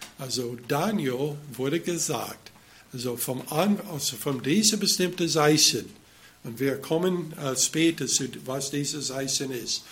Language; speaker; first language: German; non-native, fluent; English